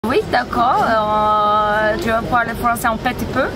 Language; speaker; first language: French; non-native, learner; Turkish